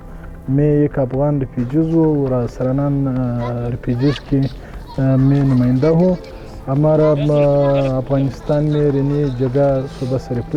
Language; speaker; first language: Hindi; non-native, learner; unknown